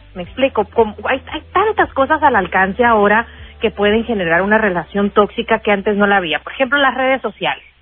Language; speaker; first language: Spanish; native; Spanish